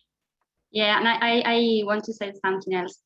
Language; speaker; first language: English; non-native, fluent; Spanish